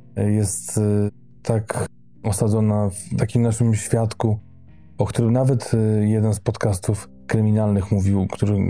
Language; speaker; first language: Polish; native; Polish